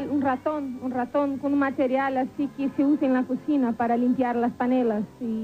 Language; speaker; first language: Spanish; non-native, fluent; Portuguese